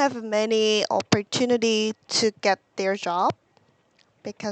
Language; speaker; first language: English; non-native, learner; Korean